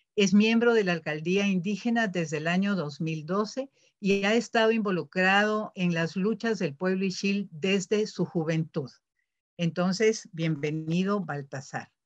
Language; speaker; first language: Spanish; native; Spanish